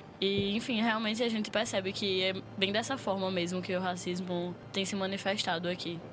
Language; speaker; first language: Portuguese; native; Portuguese